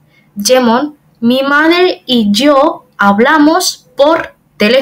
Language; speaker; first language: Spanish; non-native, fluent; Bangla